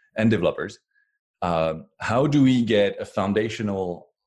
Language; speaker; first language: English; non-native, fluent; French